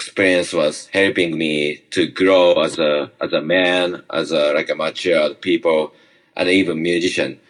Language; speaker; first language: English; non-native, learner; Japanese